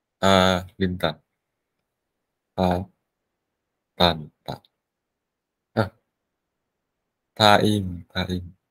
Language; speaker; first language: Chinese; non-native, learner; Vietnamese